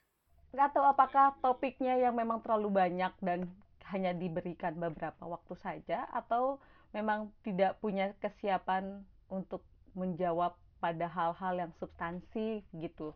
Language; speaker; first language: Indonesian; native; Indonesian